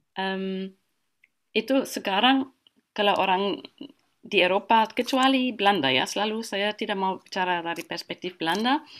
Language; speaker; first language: Indonesian; non-native, fluent; German